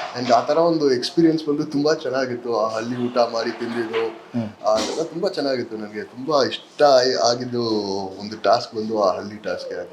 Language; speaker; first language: Kannada; non-native, local second language; English